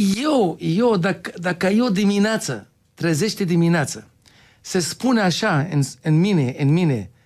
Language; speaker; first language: Romanian; non-native, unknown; Hebrew